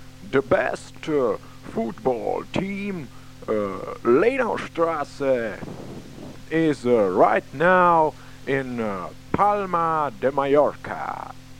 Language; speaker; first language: English; non-native, learner; Romanian